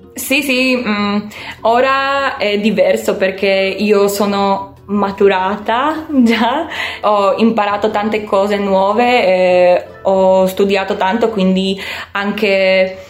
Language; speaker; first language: Italian; non-native, fluent; Slovak